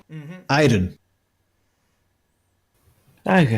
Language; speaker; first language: Irish; non-native, learner; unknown